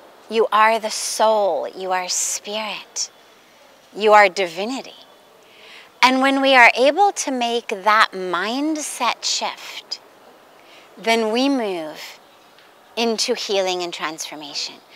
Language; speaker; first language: English; native; English